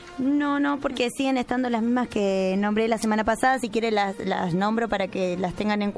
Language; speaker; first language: Spanish; native; Spanish